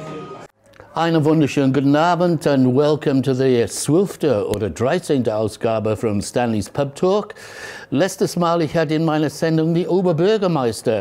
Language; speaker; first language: German; non-native, fluent; English